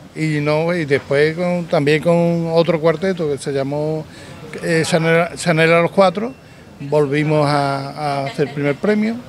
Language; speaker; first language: Spanish; native; Spanish